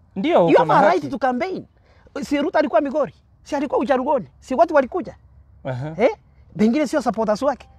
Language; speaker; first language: Swahili; non-native, local second language; Gusii